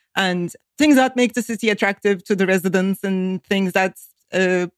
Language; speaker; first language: English; non-native, fluent; Turkish